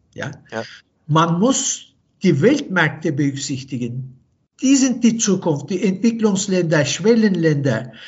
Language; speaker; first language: German; non-native, fluent; Turkish